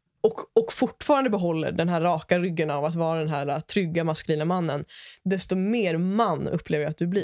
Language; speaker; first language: Swedish; native; Swedish